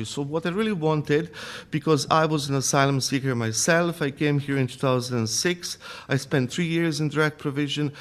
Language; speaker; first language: English; non-native, fluent; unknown